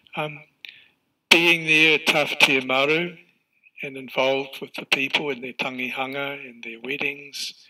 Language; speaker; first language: English; native; English